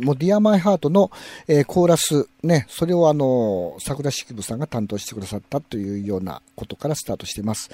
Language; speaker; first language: Japanese; native; Japanese